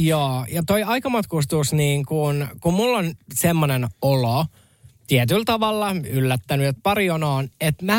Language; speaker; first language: Finnish; native; Finnish